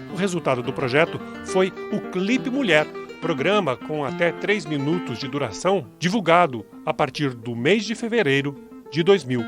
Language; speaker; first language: Portuguese; native; Portuguese